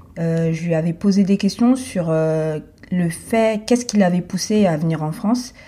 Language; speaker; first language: French; native; French